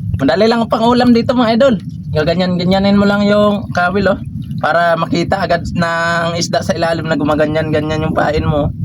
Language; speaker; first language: Filipino; non-native, local second language; Masbatenyo